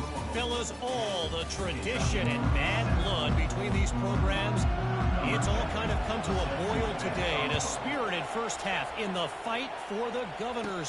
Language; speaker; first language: English; native; English